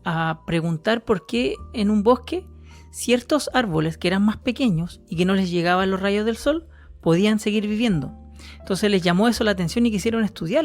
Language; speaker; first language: Spanish; native; Spanish